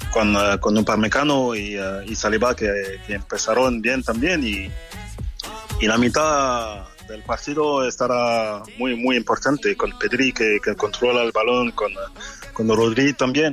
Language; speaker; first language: Spanish; non-native, fluent; French